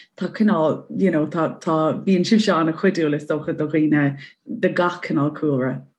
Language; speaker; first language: Irish; non-native, local second language; English